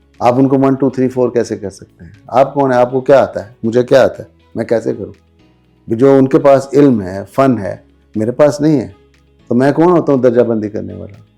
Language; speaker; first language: Urdu; non-native, local second language; Punjabi